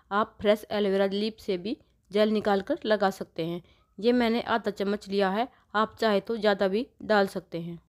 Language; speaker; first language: Hindi; native; Hindi